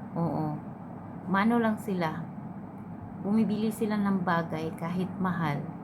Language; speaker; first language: Filipino; non-native, local second language; Cebuano